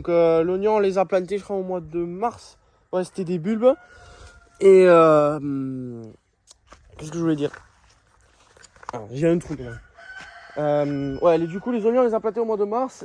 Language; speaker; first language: French; native; French